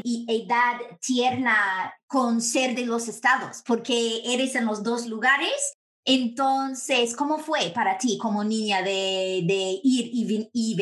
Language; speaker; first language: Spanish; non-native, fluent; English